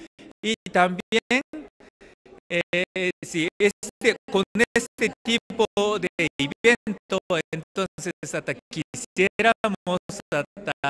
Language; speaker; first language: Spanish; non-native, learner; Japanese